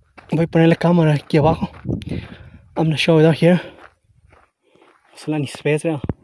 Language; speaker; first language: Spanish; non-native, local second language; Zapotec